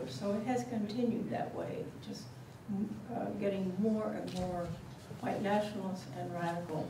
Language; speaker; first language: English; native; English